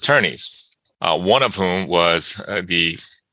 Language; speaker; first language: English; early bilingual, other home language; Korean